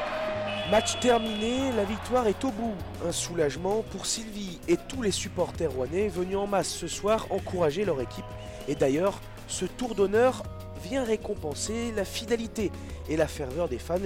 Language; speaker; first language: French; native; French